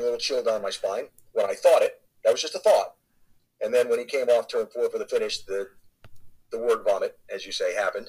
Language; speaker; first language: English; native; English